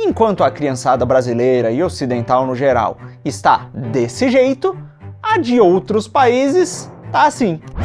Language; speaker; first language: Portuguese; native; Portuguese